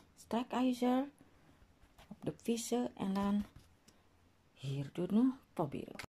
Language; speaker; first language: Dutch; non-native, learner; Indonesian